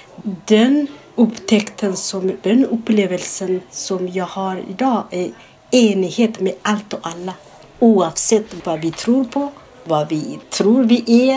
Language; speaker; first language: Swedish; non-native, fluent; Amharic